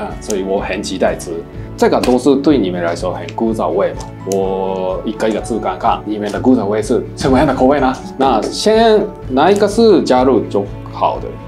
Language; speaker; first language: Chinese; non-native, fluent; Japanese